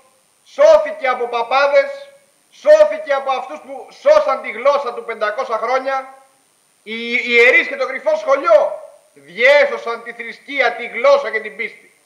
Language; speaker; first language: Greek; native; Greek